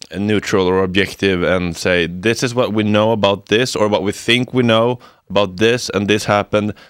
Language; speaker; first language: English; non-native, fluent; Swedish